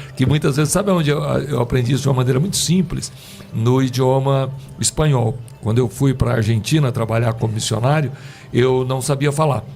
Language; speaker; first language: Portuguese; native; Portuguese